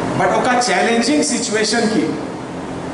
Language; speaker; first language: Telugu; non-native, fluent; Hindi